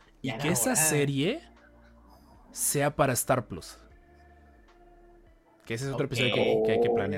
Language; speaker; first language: Spanish; native; Spanish